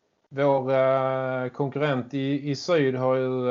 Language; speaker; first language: Swedish; native; Swedish